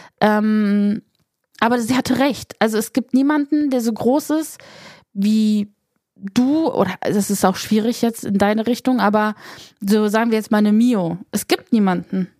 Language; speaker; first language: German; native; German